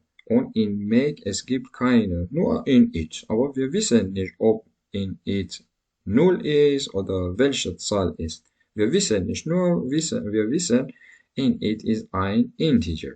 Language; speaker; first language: German; non-native, learner; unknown